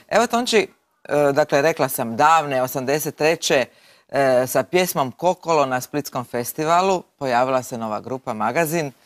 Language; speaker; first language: Croatian; native; Croatian